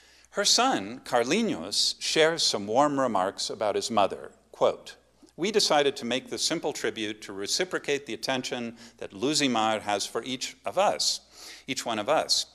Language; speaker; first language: English; native; English